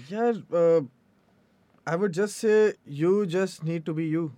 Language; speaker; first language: English; non-native, local second language; Hindi